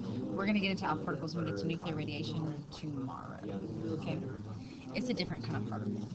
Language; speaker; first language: English; native; English